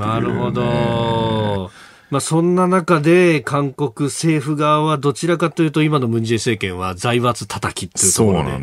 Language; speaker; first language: Japanese; native; Japanese